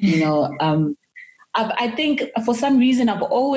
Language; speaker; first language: English; non-native, local second language; Zulu